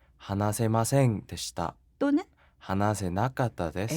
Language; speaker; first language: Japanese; non-native, learner; Korean